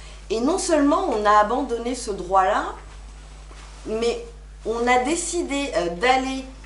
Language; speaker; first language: French; non-native, local second language; Arabic